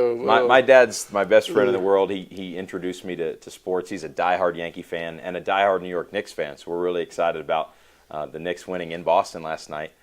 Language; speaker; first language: English; native; English